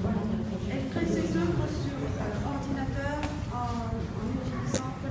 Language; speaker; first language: French; native; French